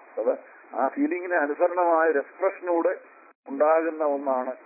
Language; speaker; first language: English; non-native, local second language; Malayalam